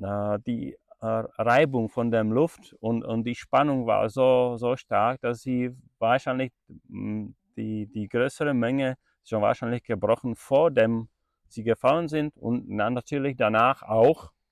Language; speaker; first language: German; non-native, fluent; Czech